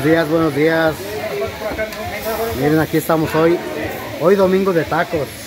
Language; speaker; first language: Spanish; native; Spanish